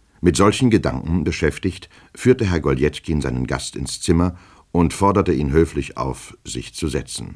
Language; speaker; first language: German; native; German